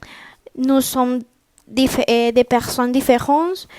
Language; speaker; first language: French; non-native, learner; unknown